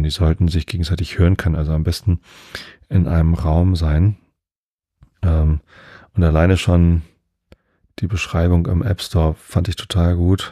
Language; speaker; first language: German; native; German